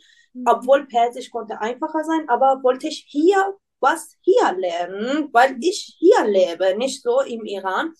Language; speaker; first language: German; non-native, learner; Persian